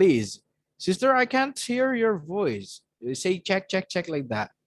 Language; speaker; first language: English; non-native, fluent; Indonesian